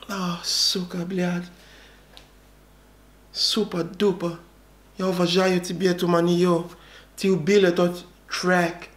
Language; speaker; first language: Russian; non-native, learner; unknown